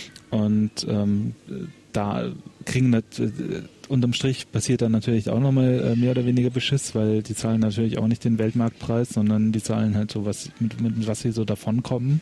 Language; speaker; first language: German; native; German